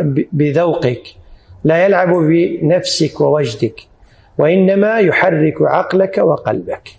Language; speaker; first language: Arabic; native; Arabic